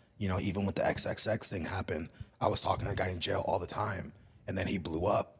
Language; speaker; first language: English; early bilingual, other home language; Spanish